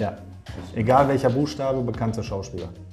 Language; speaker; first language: German; native; German